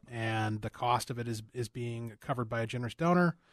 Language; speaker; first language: English; native; English